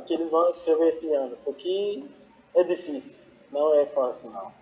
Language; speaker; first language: Portuguese; non-native, fluent; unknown